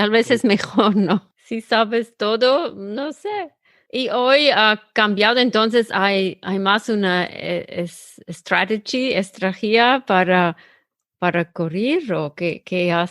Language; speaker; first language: Spanish; non-native, learner; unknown